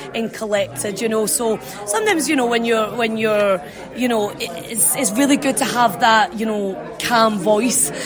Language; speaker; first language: English; native; English